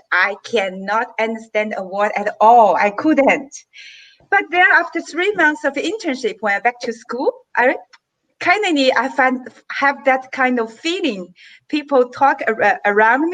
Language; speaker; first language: English; non-native, fluent; Chinese